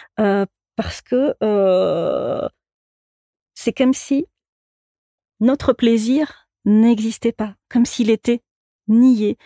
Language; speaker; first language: French; native; French